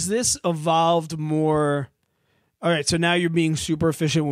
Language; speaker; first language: English; native; English